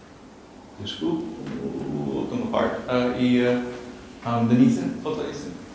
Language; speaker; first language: Portuguese; non-native, learner; English